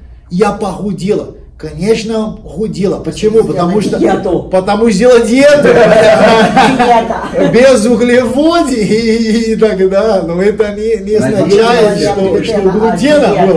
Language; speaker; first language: Russian; non-native, learner; Portuguese